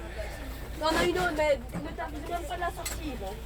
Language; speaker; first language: French; native; French